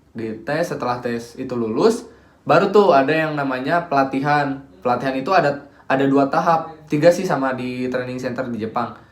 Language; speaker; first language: Indonesian; native; Indonesian